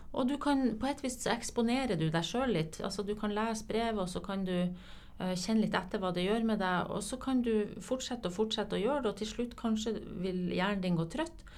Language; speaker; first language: Norwegian; native; Norwegian